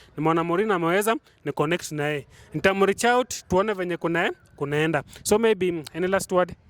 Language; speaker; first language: Swahili; non-native, local second language; Luyia